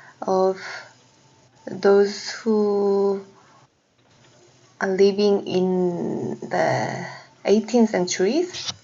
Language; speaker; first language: English; non-native, learner; Korean